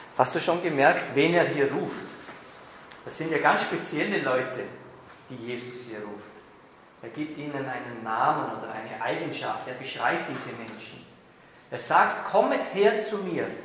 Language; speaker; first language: German; native; German